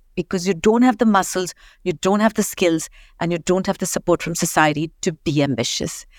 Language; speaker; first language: English; non-native, local second language; Marathi